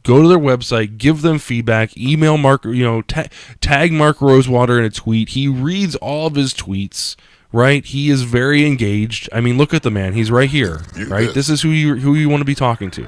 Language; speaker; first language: English; native; English